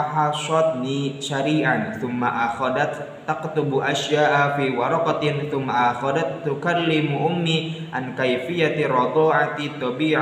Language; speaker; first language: Arabic; non-native, learner; Indonesian